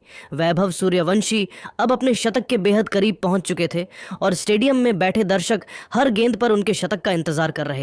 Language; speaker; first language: Hindi; native; Hindi